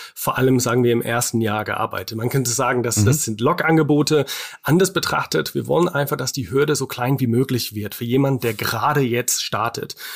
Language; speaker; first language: German; non-native, fluent; English